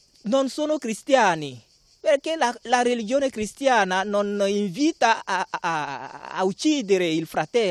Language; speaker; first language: Italian; non-native, learner; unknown